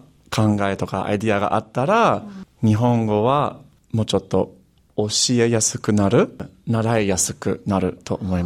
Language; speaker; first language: Japanese; non-native, fluent; English